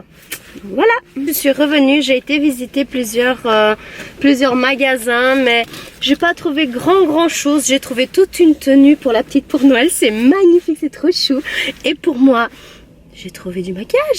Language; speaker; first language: French; native; French